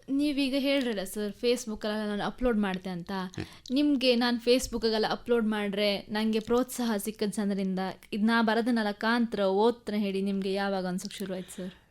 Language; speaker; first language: Kannada; native; Kannada